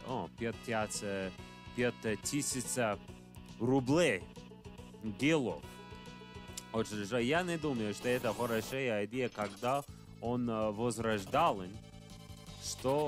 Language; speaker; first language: Russian; non-native, learner; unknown